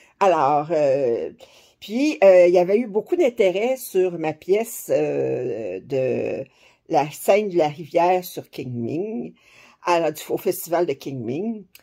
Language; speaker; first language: French; native; French